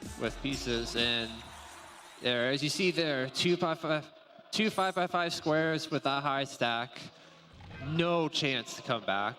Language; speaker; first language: English; native; English